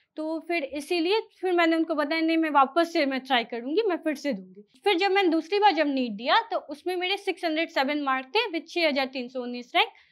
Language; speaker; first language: Hindi; native; Hindi